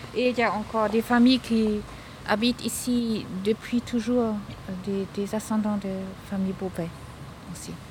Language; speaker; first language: French; non-native, fluent; German